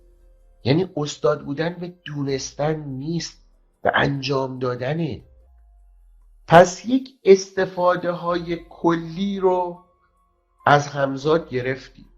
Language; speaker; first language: Persian; native; Persian